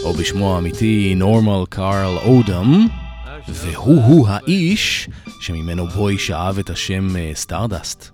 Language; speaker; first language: Hebrew; native; Hebrew